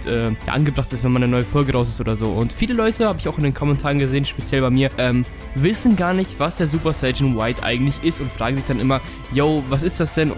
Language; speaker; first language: German; native; German